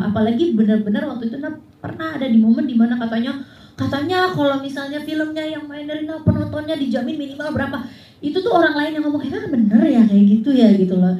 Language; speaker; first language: Indonesian; early bilingual, heritage; Indonesian